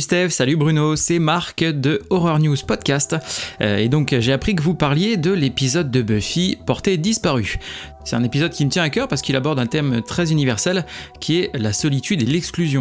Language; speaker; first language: French; native; French